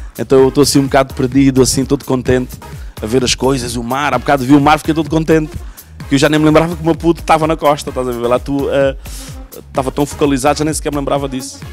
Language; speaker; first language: Portuguese; native; Portuguese